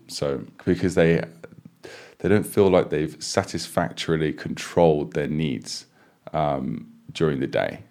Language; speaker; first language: English; native; English